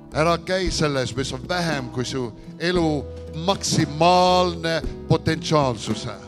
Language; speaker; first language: Estonian; early bilingual, heritage; Estonian